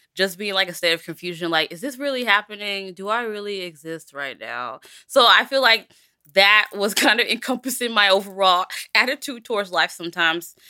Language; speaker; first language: English; early bilingual, other home language; Yoruba